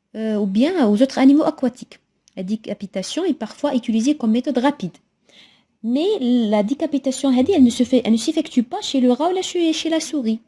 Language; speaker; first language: French; non-native, local second language; Arabic